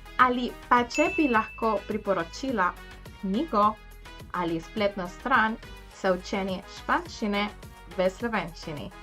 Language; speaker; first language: Slovenian; non-native, fluent; Spanish